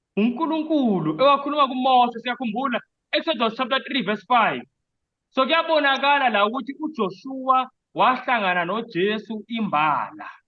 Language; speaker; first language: Zulu; non-native, local second language; Xhosa